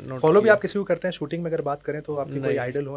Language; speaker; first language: Hindi; native; Hindi